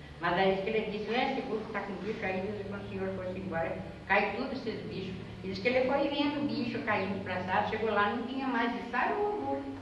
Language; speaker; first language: Portuguese; native; Portuguese